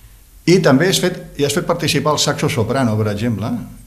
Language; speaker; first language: Catalan; native; Catalan